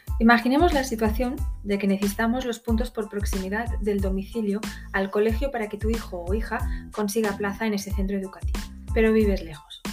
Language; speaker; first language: Spanish; native; Spanish